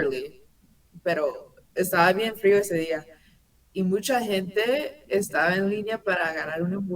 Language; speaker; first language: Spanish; early bilingual, heritage; English